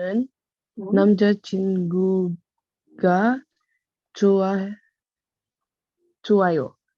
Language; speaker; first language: Korean; non-native, learner; Indonesian